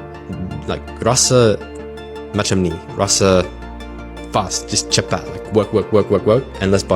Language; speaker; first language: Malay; non-native, learner; English